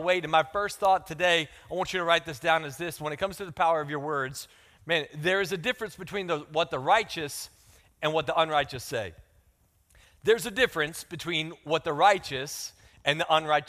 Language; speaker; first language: English; native; English